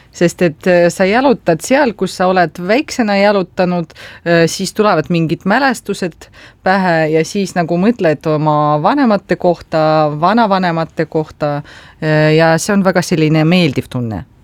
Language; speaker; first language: Estonian; non-native, local second language; Russian